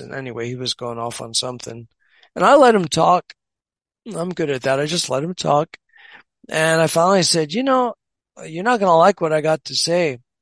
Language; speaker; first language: English; native; English